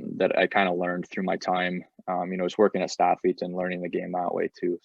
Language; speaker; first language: English; native; English